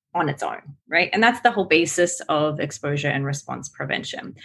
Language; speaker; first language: English; native; English